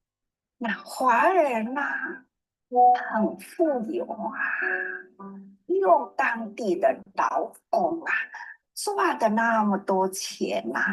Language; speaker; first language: Chinese; native; Chinese